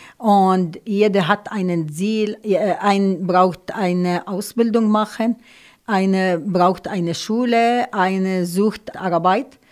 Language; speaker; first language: German; non-native, learner; Arabic